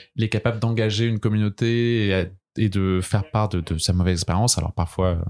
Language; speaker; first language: French; native; French